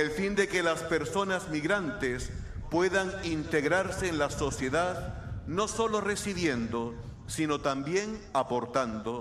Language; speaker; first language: Spanish; native; Spanish